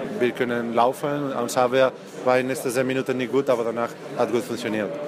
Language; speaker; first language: German; non-native, learner; Spanish